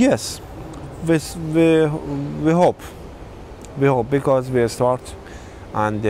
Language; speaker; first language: English; non-native, learner; Persian